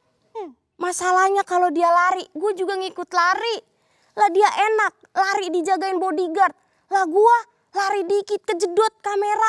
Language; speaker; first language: Indonesian; native; Indonesian